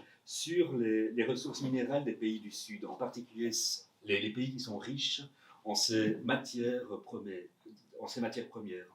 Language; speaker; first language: French; native; French